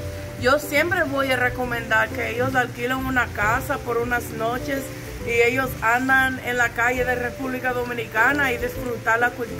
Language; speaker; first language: Spanish; non-native, fluent; English